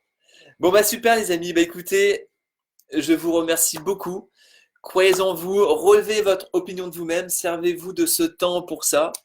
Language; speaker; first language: French; native; French